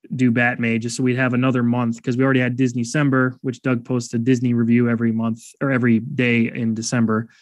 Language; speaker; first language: English; native; English